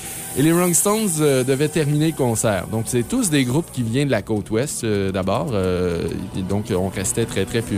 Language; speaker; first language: French; native; French